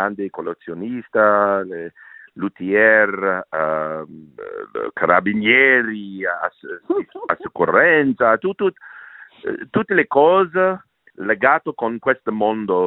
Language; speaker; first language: Italian; non-native, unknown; English